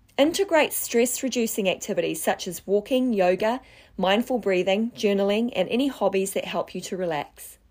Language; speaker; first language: English; native; English